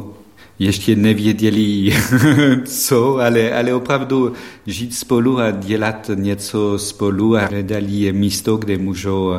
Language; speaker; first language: Czech; non-native, fluent; French